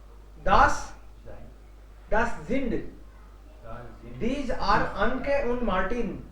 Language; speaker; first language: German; non-native, fluent; Hindi